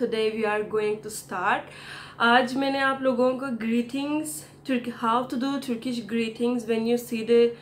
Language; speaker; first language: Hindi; non-native, fluent; Turkish